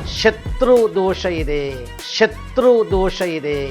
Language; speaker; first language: Kannada; native; Kannada